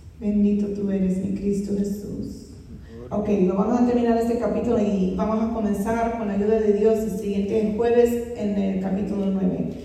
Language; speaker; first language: Spanish; non-native, fluent; English